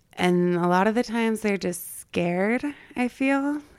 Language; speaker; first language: English; native; English